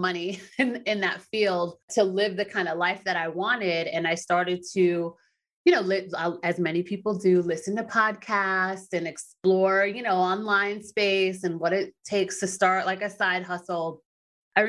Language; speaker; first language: English; native; English